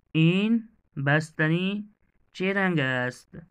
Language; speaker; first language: Persian; non-native, fluent; Urdu